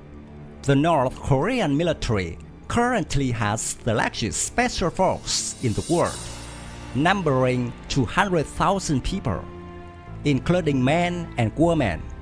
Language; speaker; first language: English; non-native, fluent; Vietnamese